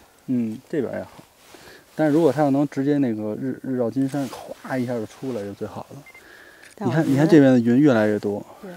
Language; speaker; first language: Chinese; native; Chinese